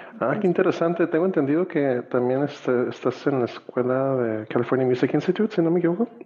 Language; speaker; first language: Spanish; native; Spanish